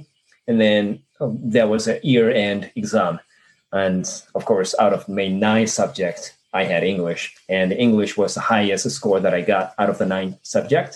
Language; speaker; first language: English; non-native, fluent; Japanese